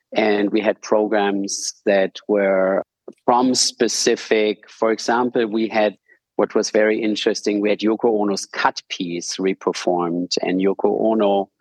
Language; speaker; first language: English; non-native, fluent; German